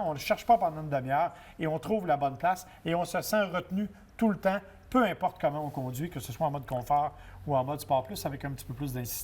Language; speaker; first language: French; native; French